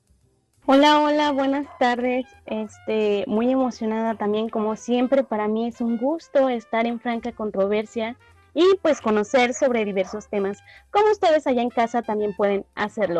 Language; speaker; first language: Spanish; native; Spanish